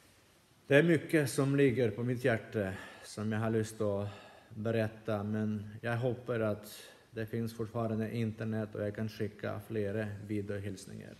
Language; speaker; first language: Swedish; non-native, fluent; Ukrainian